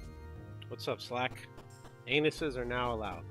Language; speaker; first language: English; native; English